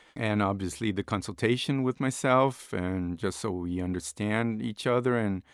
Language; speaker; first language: English; non-native, fluent; Portuguese